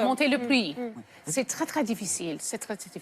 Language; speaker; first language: French; native; French